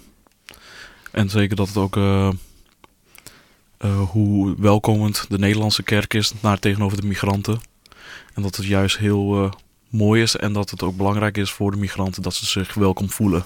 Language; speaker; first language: Dutch; early bilingual, other home language; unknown